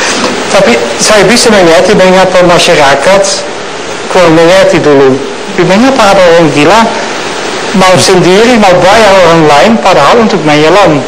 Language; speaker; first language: Indonesian; non-native, fluent; Dutch